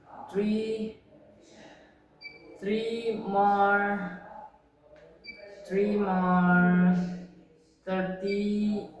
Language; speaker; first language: English; non-native, learner; Indonesian